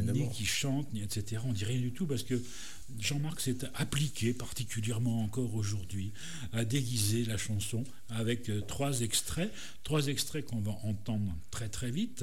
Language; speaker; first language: French; native; French